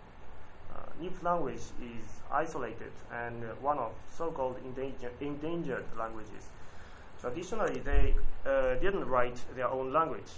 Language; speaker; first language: English; non-native, learner; Japanese